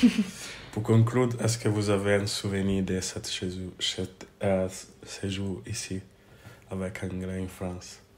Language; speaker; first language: French; non-native, fluent; English